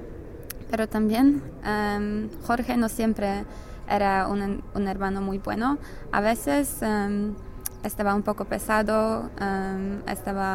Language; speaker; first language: Spanish; non-native, learner; English